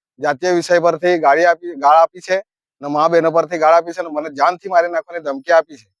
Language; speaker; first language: Gujarati; non-native, local second language; Gamit